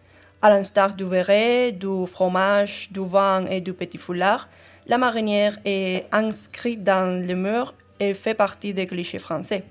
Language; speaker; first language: French; non-native, fluent; Spanish